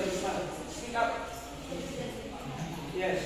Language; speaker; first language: English; non-native, learner; Indonesian